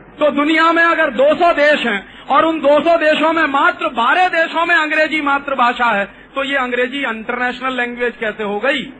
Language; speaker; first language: Hindi; native; Hindi